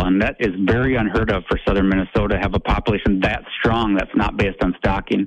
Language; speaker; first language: English; native; English